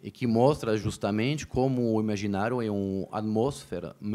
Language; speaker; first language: Portuguese; native; Portuguese